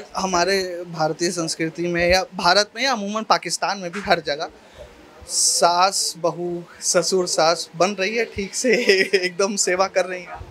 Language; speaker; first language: Hindi; native; Hindi